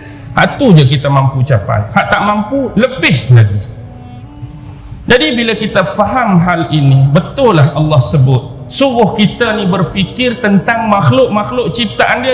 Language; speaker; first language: Malay; native; Malay